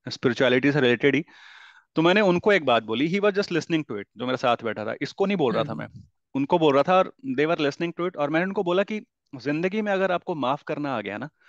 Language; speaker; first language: Hindi; native; Hindi